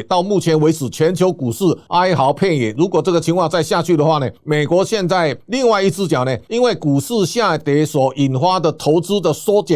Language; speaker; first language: Chinese; native; Chinese